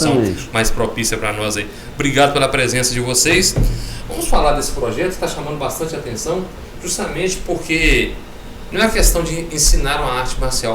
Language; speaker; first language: Portuguese; native; Portuguese